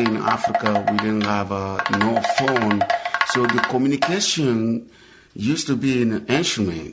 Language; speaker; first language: English; non-native, learner; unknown